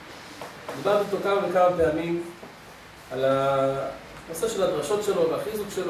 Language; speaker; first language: Hebrew; native; Hebrew